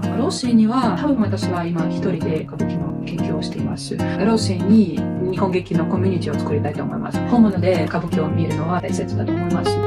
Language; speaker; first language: Japanese; non-native, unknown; Russian